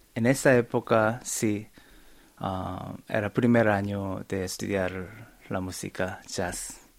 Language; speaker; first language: Spanish; non-native, fluent; Korean